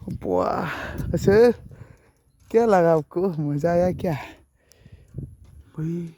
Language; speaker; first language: Hindi; non-native, local second language; Bodo